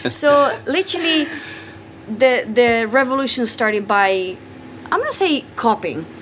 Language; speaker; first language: English; non-native, fluent; Italian